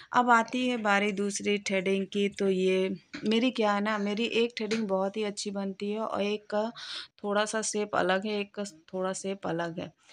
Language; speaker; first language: Hindi; native; Hindi